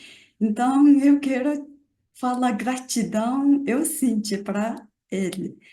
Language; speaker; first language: Portuguese; non-native, learner; Mongolian